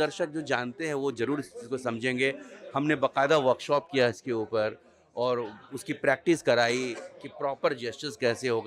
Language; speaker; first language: Hindi; native; Hindi